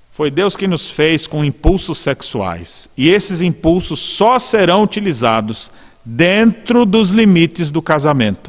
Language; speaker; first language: Portuguese; native; Portuguese